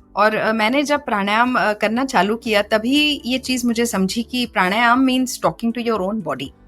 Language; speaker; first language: Hindi; non-native, local second language; Marathi